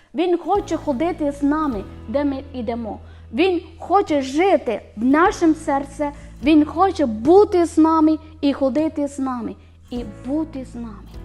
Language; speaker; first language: Ukrainian; non-native, learner; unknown